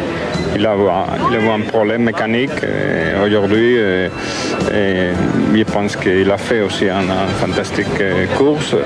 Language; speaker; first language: French; non-native, learner; Spanish